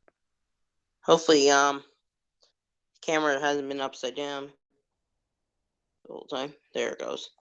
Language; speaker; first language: English; native; English